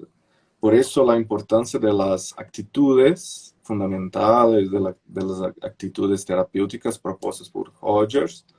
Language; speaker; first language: Spanish; non-native, fluent; Portuguese